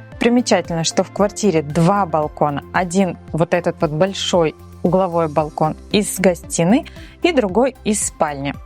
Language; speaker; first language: Russian; native; Russian